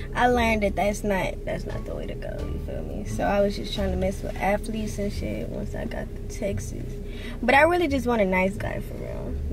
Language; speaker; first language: English; native; English